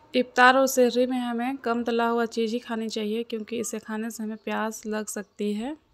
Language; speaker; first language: Hindi; native; Hindi